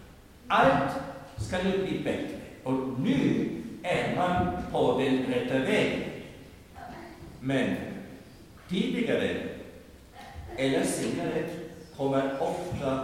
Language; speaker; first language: Swedish; non-native, fluent; German